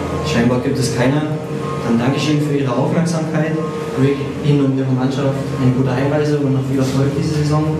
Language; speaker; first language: German; native; German